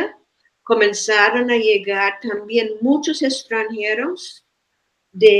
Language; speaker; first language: Spanish; non-native, fluent; English